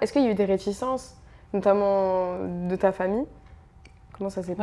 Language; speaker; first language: French; early bilingual, other home language; Arabic